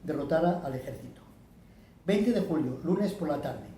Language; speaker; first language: Spanish; non-native, local second language; Catalan